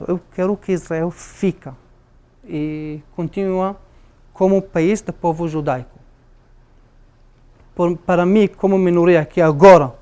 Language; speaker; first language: Portuguese; non-native, fluent; Arabic